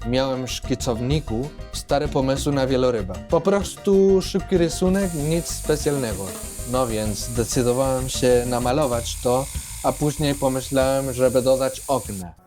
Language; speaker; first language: Polish; non-native, fluent; Spanish